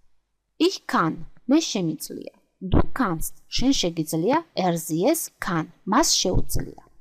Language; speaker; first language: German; non-native, fluent; Georgian